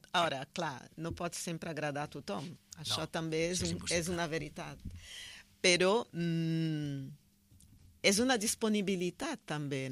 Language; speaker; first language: Catalan; non-native, fluent; Portuguese